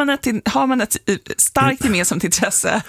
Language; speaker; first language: Swedish; native; Swedish